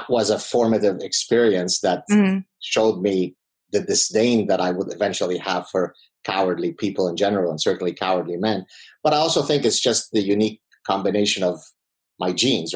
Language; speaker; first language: English; non-native, fluent; Arabic